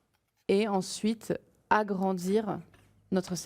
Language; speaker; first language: French; native; French